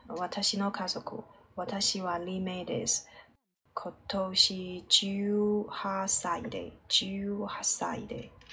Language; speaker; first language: Japanese; non-native, learner; Chinese